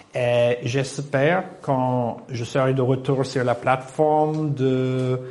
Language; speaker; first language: French; non-native, fluent; English